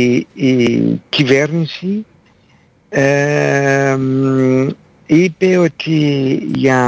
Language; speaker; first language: Greek; non-native, fluent; French